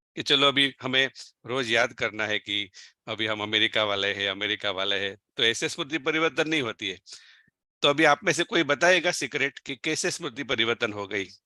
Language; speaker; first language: Hindi; non-native, local second language; Gujarati